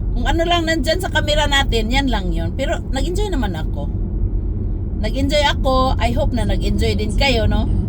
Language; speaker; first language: Filipino; native; Filipino